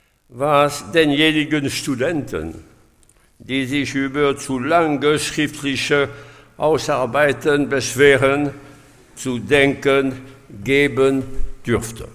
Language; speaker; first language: German; non-native, fluent; French